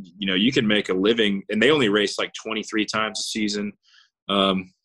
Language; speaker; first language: English; native; English